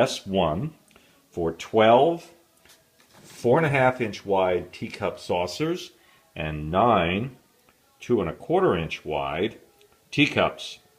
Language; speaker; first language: English; native; English